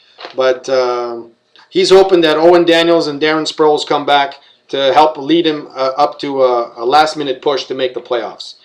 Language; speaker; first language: English; native; English